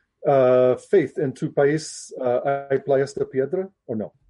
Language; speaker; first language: Spanish; non-native, learner; English